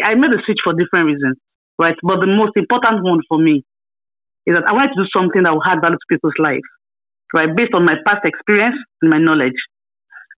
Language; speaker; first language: English; non-native, local second language; Yoruba